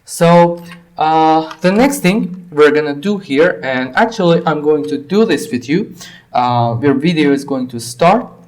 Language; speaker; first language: English; non-native, fluent; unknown